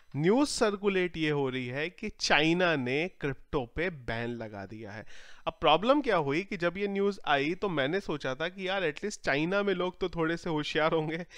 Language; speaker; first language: Hindi; native; Hindi